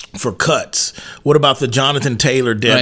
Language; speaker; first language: English; native; English